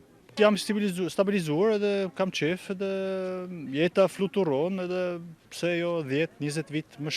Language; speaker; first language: Albanian; non-native, learner; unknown